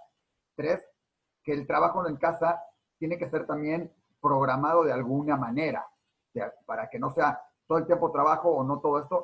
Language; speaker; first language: Spanish; native; Spanish